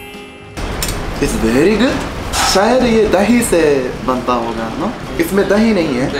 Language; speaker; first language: Hindi; non-native, fluent; Japanese